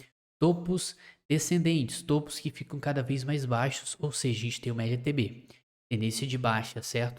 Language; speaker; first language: Portuguese; native; Portuguese